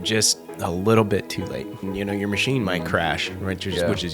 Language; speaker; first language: English; native; English